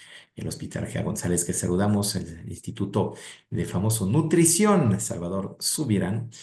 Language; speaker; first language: Spanish; native; Spanish